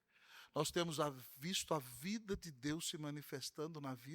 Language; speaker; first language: Portuguese; native; Portuguese